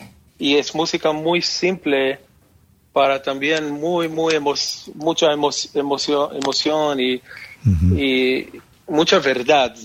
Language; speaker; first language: Spanish; non-native, fluent; Hebrew